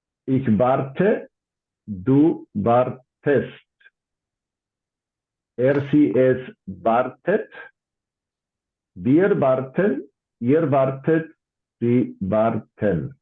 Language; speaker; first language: German; non-native, fluent; English